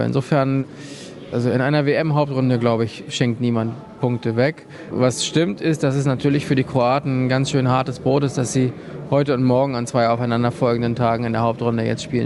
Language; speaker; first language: German; native; German